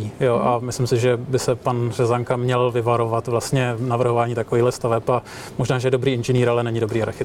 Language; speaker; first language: Czech; native; Czech